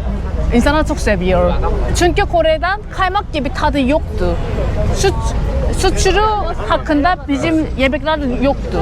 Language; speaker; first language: Turkish; non-native, learner; Korean